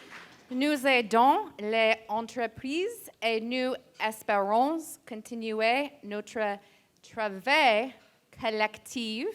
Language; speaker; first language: French; non-native, learner; English